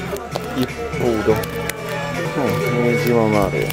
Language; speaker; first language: Japanese; non-native, fluent; Italian